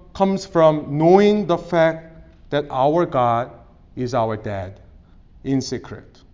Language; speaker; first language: English; non-native, fluent; Korean